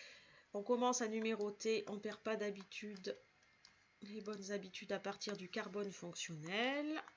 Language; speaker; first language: French; native; French